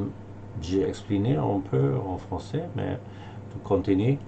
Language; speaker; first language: French; non-native, learner; German